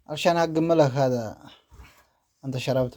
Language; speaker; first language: Arabic; non-native, learner; Amharic